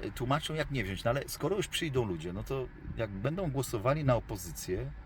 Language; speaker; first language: Polish; native; Polish